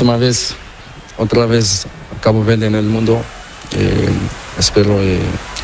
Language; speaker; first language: Spanish; non-native, learner; Portuguese